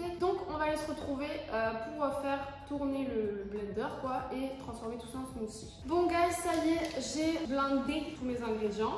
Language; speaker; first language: French; native; French